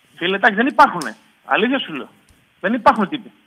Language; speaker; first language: Greek; native; Greek